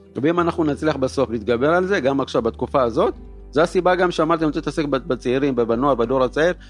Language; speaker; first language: Hebrew; early bilingual, other home language; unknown